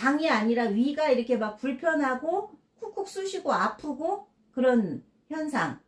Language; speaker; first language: Korean; native; Korean